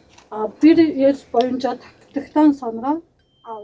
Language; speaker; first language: Turkish; non-native, learner; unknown